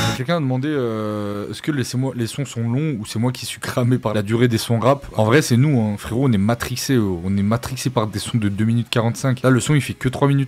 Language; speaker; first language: French; native; French